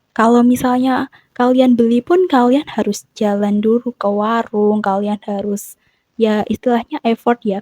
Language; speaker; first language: Indonesian; non-native, local second language; Javanese